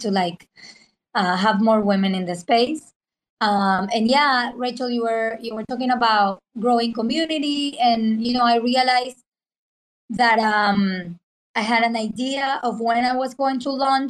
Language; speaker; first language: English; non-native, fluent; Spanish